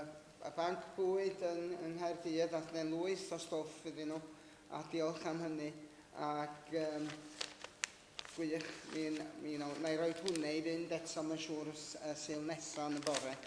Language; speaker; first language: Welsh; native; Welsh